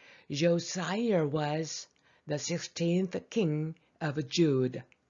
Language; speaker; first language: English; non-native, fluent; Korean